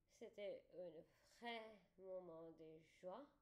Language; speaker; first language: French; non-native, learner; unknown